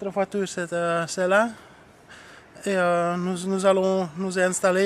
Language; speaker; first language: French; non-native, local second language; Dutch